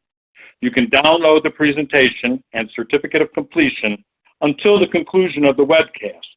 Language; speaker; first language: English; native; English